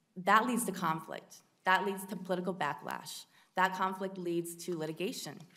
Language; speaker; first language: English; native; English